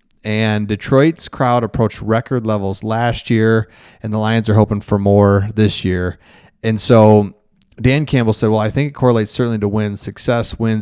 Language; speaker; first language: English; native; English